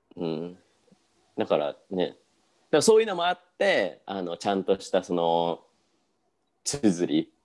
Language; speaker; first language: Japanese; native; Japanese